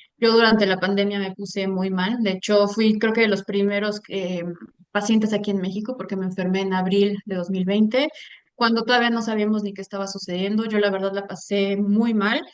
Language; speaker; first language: Spanish; early bilingual, heritage; Spanish